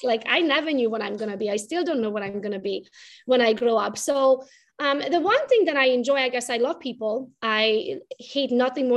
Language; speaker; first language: English; non-native, fluent; Romanian